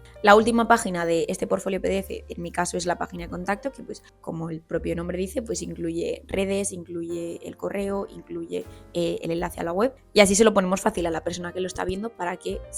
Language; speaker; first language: Spanish; native; Spanish